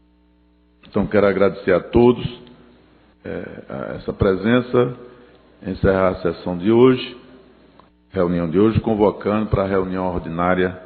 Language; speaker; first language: Portuguese; native; Portuguese